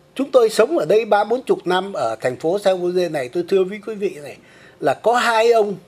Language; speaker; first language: Vietnamese; native; Vietnamese